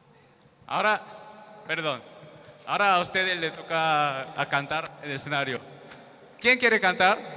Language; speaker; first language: Spanish; non-native, learner; Korean